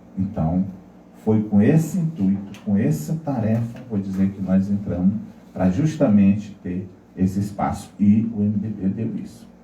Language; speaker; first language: Portuguese; non-native, local second language; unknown